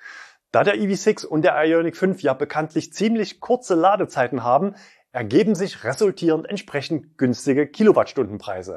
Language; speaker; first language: German; native; German